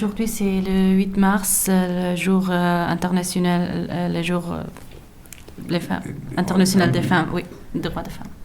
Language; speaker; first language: French; non-native, learner; Persian